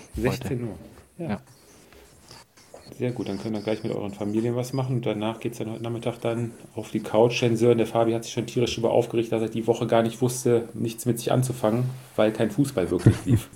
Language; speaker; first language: German; native; German